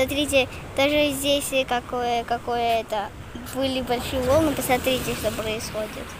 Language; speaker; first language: Russian; early bilingual, heritage; Russian